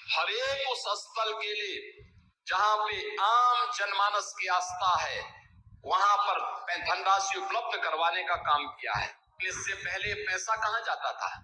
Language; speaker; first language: Hindi; native; Hindi